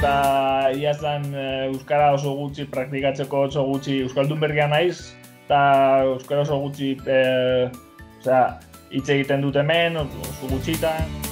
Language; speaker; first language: Basque; non-native, local second language; Spanish